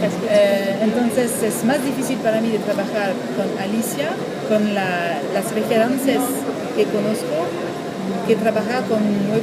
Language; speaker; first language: Spanish; non-native, learner; French